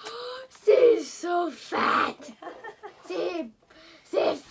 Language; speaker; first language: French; non-native, local second language; English